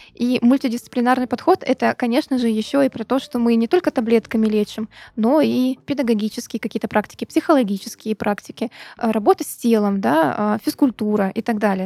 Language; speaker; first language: Russian; native; Russian